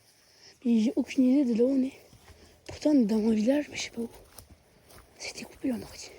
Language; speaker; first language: French; native; French